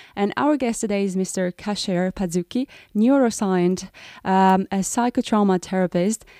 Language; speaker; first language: English; non-native, fluent; Romanian